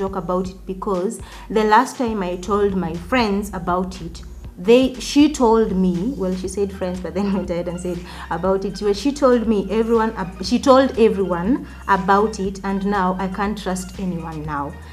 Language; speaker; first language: English; non-native, local second language; Swahili